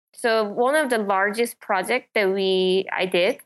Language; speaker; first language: English; non-native, fluent; Korean